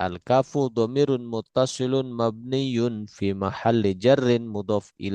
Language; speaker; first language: Arabic; non-native, fluent; Indonesian